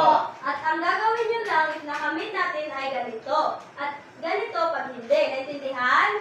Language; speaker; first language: Filipino; native; Filipino